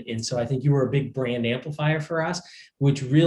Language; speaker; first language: English; native; English